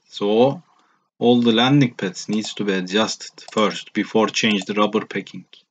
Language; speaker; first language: English; non-native, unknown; Turkish